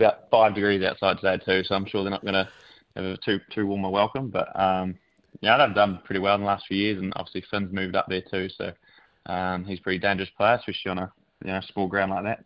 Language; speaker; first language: English; native; English